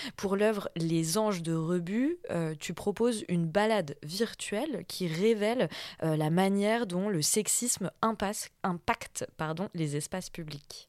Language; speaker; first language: French; native; French